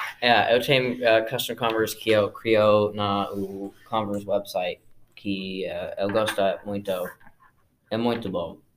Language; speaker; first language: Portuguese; non-native, learner; English